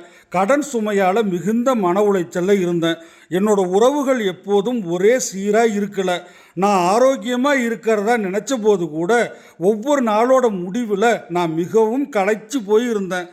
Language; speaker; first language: Tamil; native; Tamil